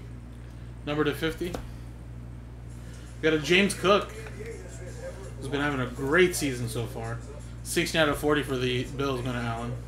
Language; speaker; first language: English; native; English